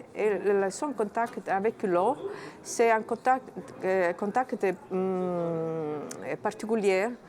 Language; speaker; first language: French; non-native, fluent; Italian